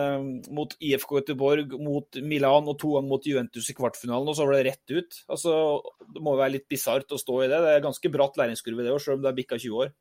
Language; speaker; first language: Norwegian; native; Norwegian